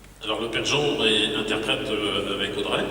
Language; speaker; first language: French; native; French